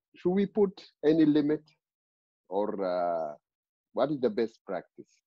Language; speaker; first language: English; non-native, fluent; Amharic